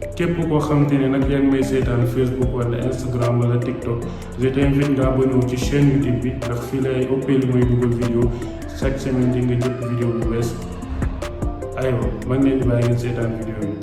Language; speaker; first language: Wolof; non-native, local second language; Fula